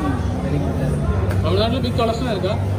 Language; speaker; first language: Tamil; non-native, learner; Malayalam